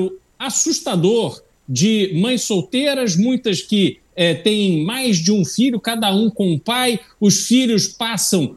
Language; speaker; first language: Portuguese; native; Portuguese